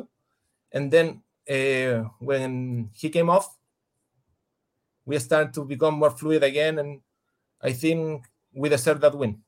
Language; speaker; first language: English; non-native, fluent; Spanish